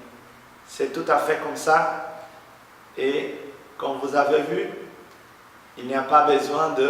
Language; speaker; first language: French; non-native, fluent; Portuguese